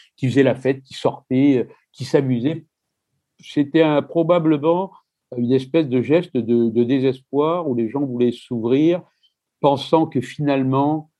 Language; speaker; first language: French; native; French